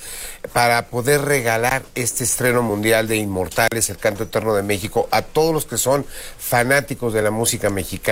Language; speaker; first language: Spanish; native; Spanish